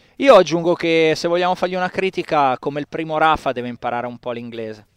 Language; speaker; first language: Italian; native; Italian